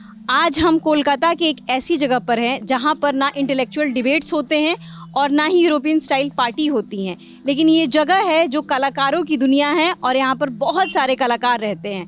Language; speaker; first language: Hindi; native; Hindi